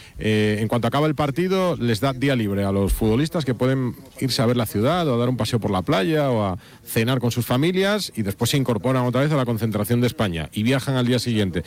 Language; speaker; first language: Spanish; native; Spanish